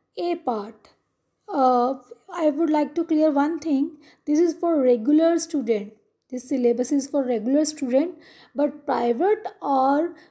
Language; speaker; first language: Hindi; non-native, local second language; Punjabi